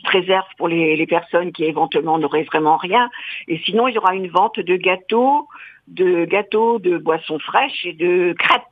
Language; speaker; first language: French; native; French